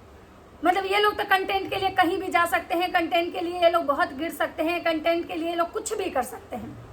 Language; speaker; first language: Hindi; native; Hindi